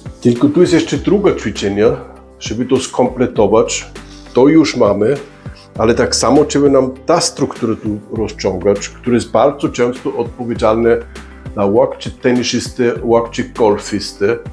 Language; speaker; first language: Polish; early bilingual, heritage; Polish